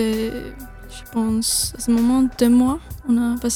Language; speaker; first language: French; non-native, learner; Swedish